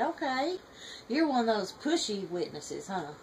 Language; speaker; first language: English; native; English